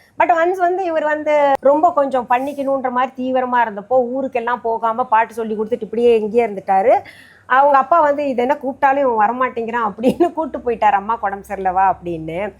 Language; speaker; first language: Tamil; non-native, local second language; Hindi